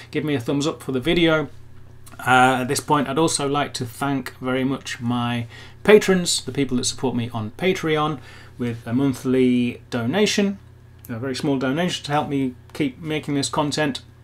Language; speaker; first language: English; native; English